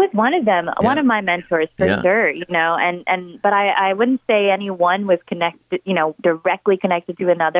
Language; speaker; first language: English; native; English